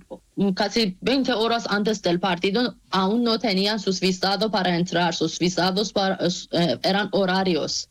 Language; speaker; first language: Spanish; non-native, learner; Persian